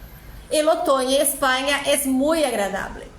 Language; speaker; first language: Spanish; non-native, fluent; Portuguese